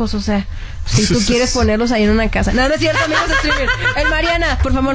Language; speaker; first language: Spanish; native; Spanish